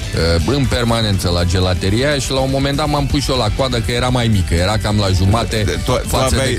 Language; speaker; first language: Romanian; native; Romanian